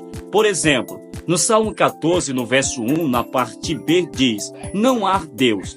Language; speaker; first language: Portuguese; native; Portuguese